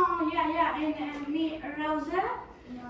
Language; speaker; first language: English; non-native, learner; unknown